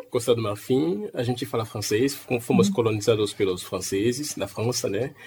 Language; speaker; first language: Portuguese; non-native, fluent; French